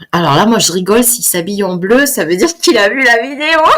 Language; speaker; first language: French; native; French